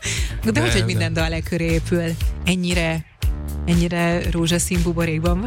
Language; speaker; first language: Hungarian; native; Hungarian